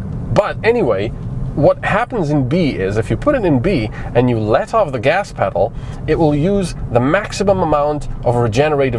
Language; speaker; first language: English; non-native, fluent; Slovenian